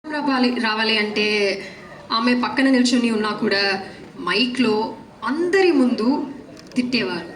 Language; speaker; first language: Telugu; non-native, learner; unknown